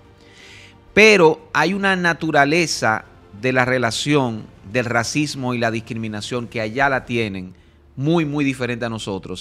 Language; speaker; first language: Spanish; native; Spanish